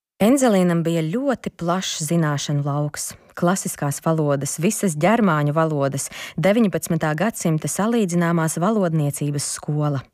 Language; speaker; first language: Latvian; non-native, local second language; Ukrainian